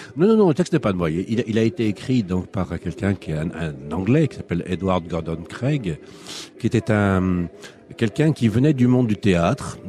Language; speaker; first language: French; native; French